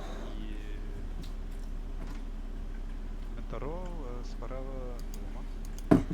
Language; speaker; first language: Russian; non-native, learner; English